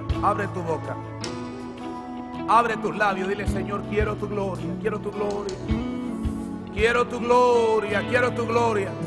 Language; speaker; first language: Spanish; native; Spanish